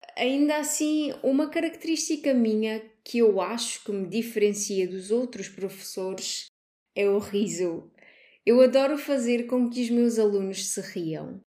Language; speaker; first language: Portuguese; native; Portuguese